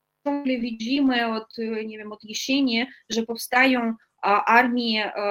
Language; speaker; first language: Polish; non-native, fluent; Russian